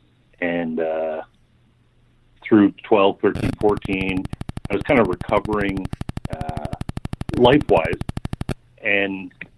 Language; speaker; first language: English; native; English